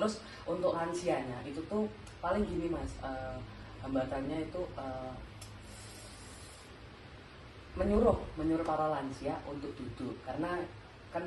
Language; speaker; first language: Indonesian; native; Indonesian